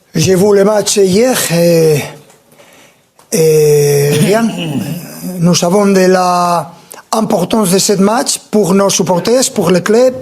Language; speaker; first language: French; non-native, learner; Spanish